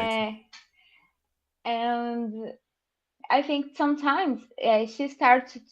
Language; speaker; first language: English; non-native, learner; Portuguese